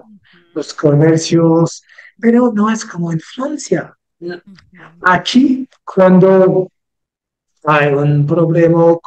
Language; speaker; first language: Spanish; non-native, learner; French